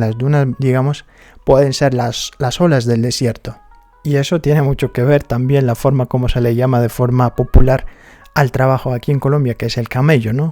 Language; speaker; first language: Spanish; non-native, fluent; Arabic